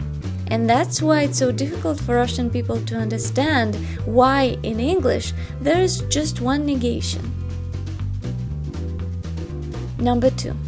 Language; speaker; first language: English; non-native, fluent; Russian